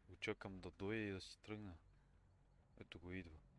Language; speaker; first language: Bulgarian; native; Bulgarian